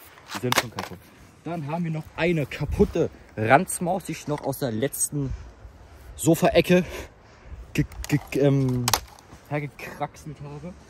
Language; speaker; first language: German; native; German